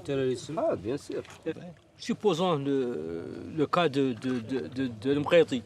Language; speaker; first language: French; non-native, local second language; Arabic